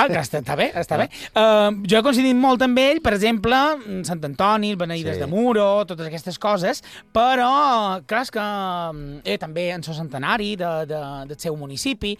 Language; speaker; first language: Catalan; native; Catalan